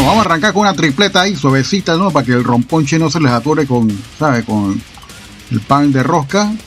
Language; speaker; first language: Spanish; native; Spanish